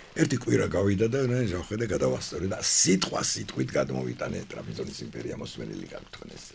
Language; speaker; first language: Georgian; non-native, local second language; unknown